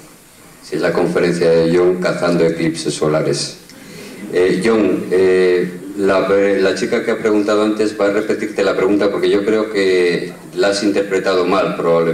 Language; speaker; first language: Spanish; native; Spanish